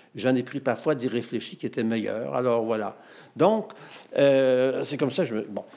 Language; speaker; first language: French; native; French